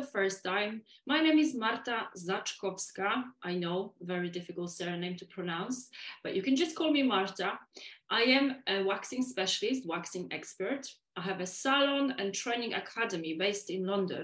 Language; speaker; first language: English; non-native, fluent; Polish